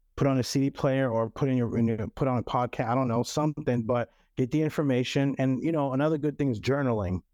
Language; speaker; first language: English; non-native, local second language; French